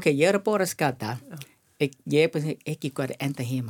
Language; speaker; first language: Icelandic; non-native, learner; Thai